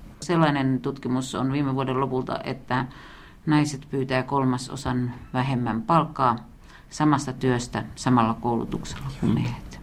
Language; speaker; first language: Finnish; native; Finnish